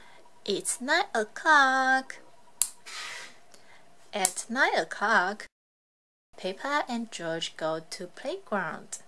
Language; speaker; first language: English; non-native, fluent; Chinese